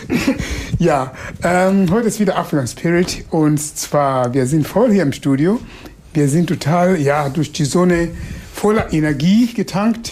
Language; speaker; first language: German; non-native, fluent; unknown